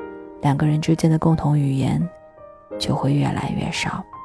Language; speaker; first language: Chinese; native; Chinese